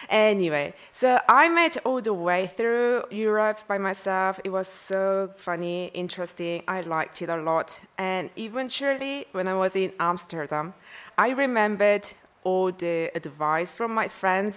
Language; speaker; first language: English; non-native, fluent; Korean